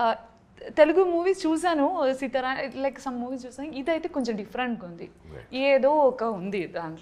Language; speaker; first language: Telugu; non-native, learner; Malayalam